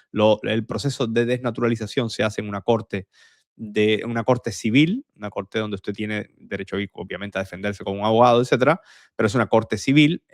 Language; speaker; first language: Spanish; native; Spanish